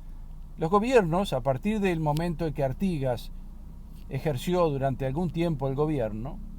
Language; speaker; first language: Spanish; native; Spanish